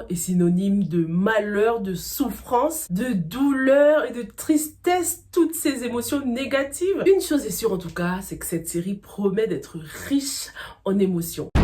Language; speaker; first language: French; native; French